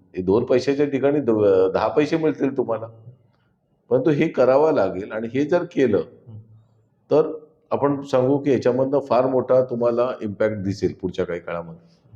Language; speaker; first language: Marathi; native; Marathi